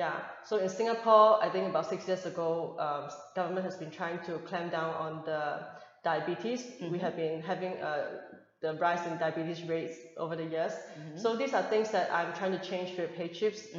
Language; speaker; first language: English; non-native, local second language; Cantonese